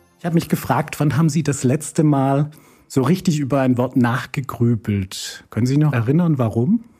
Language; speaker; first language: German; native; German